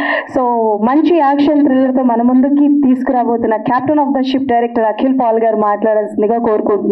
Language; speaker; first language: Telugu; native; Telugu